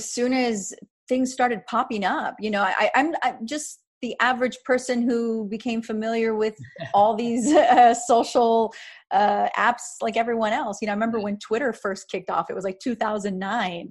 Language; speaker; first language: English; native; English